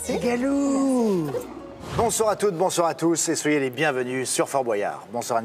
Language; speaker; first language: French; native; French